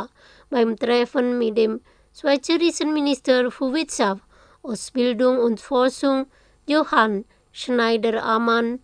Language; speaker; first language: German; non-native, learner; Indonesian